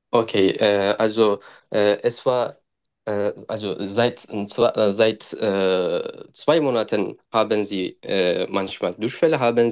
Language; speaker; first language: German; non-native, learner; Turkish